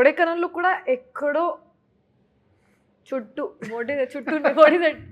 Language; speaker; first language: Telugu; non-native, fluent; Hindi